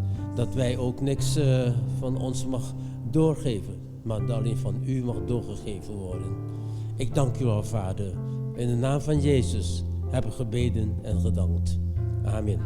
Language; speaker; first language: Dutch; non-native, fluent; Indonesian